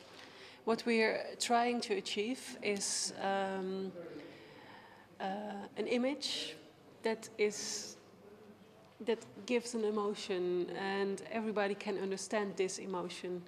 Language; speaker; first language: English; non-native, fluent; Dutch